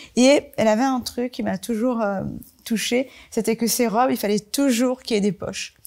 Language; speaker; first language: French; early bilingual, other home language; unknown